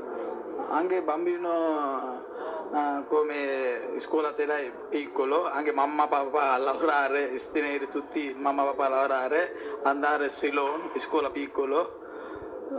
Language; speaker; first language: Italian; non-native, learner; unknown